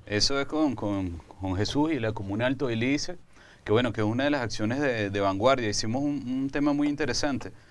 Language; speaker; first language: Spanish; native; Spanish